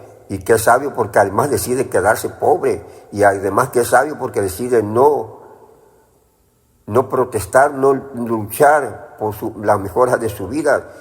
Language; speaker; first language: Spanish; native; Spanish